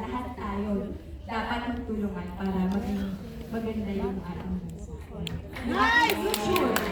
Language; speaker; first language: Filipino; native; Filipino